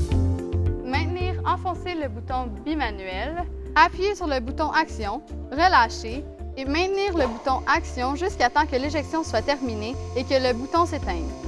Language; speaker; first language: French; native; French